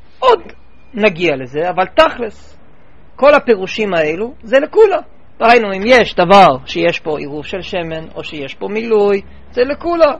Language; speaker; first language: Hebrew; non-native, fluent; English